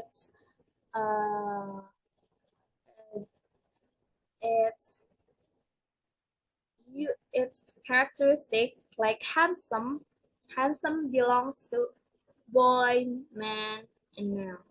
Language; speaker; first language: English; non-native, learner; Indonesian